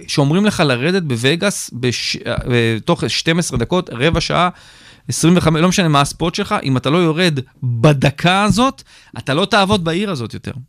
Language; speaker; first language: Hebrew; native; Hebrew